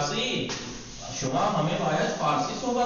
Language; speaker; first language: Persian; non-native, fluent; Urdu